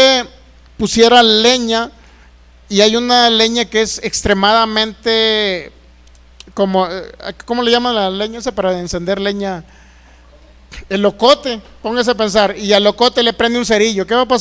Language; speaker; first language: Spanish; native; Spanish